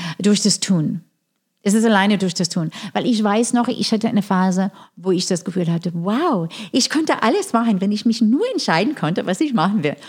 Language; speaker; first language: German; non-native, fluent; English